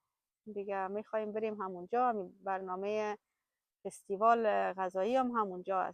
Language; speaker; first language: Persian; native; Persian